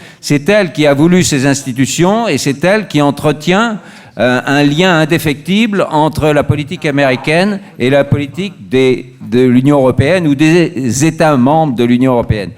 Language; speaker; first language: French; native; French